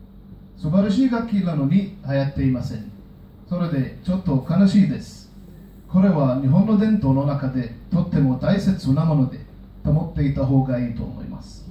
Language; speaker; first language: Japanese; non-native, learner; Hebrew